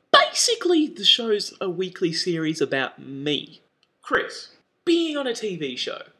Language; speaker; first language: English; native; English